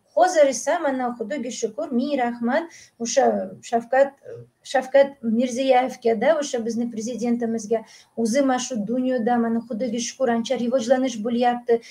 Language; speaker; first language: Uzbek; non-native, local second language; Russian